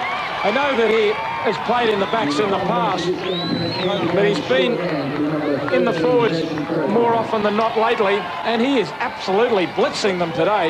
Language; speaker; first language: English; native; English